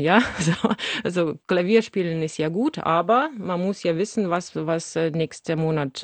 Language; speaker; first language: German; non-native, fluent; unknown